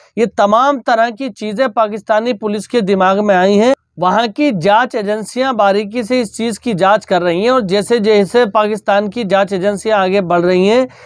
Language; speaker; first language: Hindi; native; Hindi